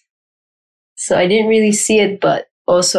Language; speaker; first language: English; non-native, local second language; Surigaonon